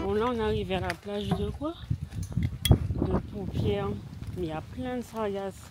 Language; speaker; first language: French; native; French